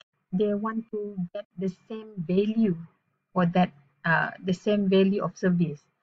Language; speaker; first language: English; non-native, local second language; Malay